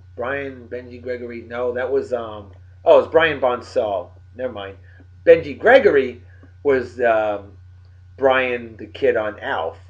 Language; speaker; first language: English; native; English